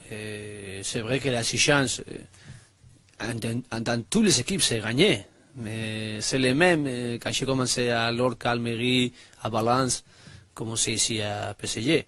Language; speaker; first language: French; non-native, learner; Spanish